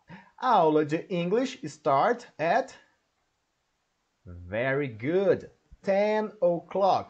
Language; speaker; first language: English; non-native, learner; Portuguese